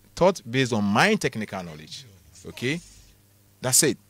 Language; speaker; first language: English; non-native, local second language; Akan